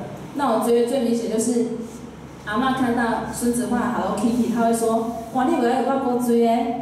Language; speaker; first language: Chinese; native; Chinese